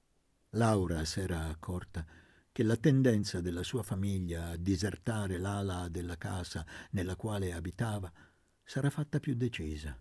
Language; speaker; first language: Italian; native; Italian